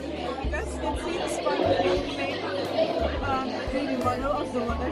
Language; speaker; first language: English; non-native, learner; Indonesian